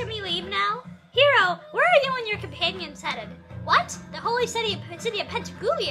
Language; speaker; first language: English; native; English